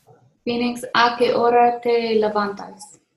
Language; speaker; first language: Spanish; non-native, learner; English